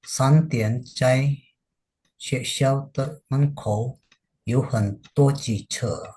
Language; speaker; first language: Chinese; non-native, learner; Indonesian